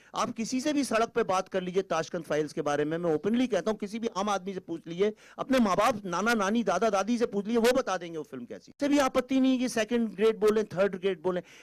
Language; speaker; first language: Hindi; native; Hindi